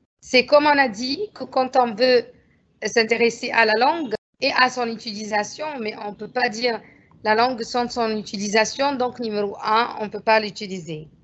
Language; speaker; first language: French; non-native, fluent; Arabic